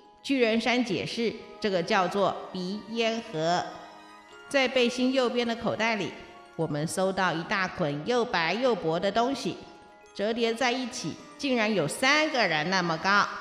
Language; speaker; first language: Chinese; native; Chinese